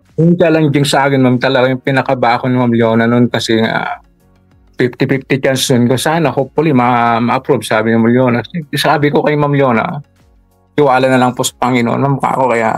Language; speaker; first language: Filipino; non-native, local second language; Iloko